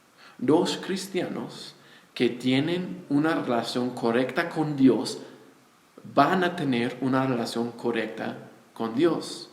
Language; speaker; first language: Spanish; non-native, fluent; English